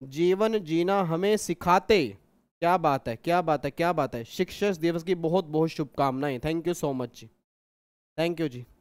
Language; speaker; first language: Hindi; native; Hindi